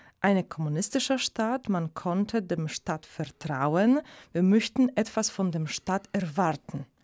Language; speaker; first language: German; non-native, fluent; Polish